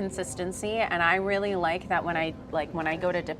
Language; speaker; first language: English; native; English